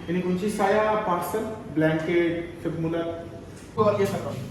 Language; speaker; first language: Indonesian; non-native, learner; Urdu